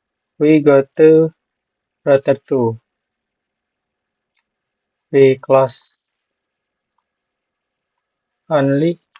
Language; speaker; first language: English; non-native, learner; Indonesian